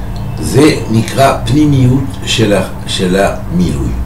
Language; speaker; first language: Hebrew; non-native, fluent; French